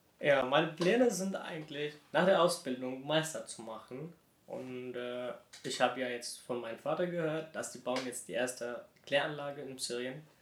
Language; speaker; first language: German; non-native, learner; Arabic